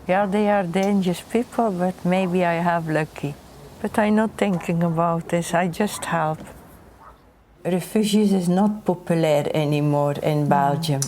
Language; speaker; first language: English; non-native, learner; Dutch